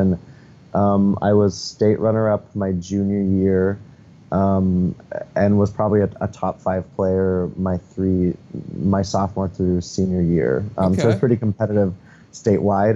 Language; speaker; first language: English; native; English